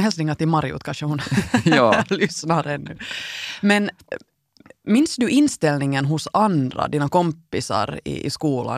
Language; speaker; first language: Swedish; native; Swedish